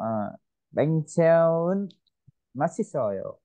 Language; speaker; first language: Korean; non-native, learner; Vietnamese